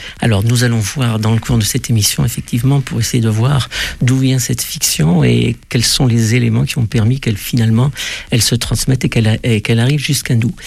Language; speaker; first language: French; native; French